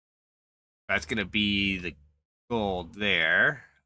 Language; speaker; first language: English; native; English